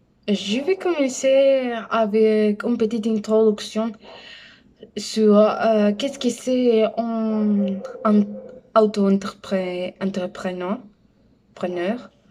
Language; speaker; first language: French; non-native, learner; Spanish